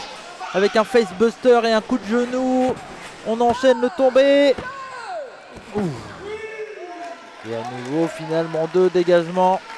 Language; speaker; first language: French; native; French